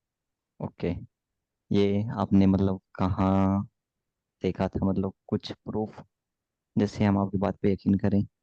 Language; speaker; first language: Hindi; native; Hindi